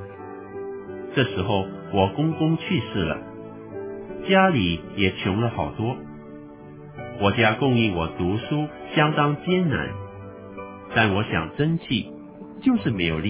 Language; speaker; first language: Chinese; native; Chinese